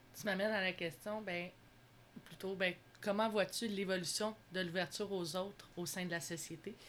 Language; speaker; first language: French; native; French